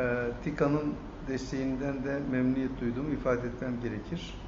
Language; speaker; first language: Turkish; native; Turkish